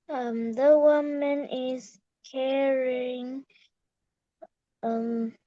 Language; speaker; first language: English; non-native, learner; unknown